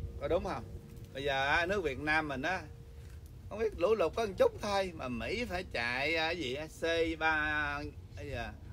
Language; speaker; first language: Vietnamese; early bilingual, heritage; Vietnamese